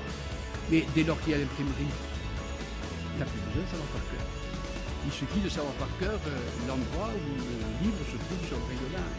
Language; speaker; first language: French; native; French